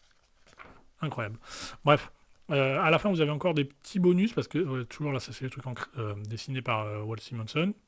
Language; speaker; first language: French; native; French